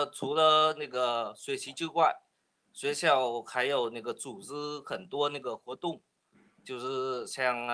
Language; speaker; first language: Chinese; non-native, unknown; Vietnamese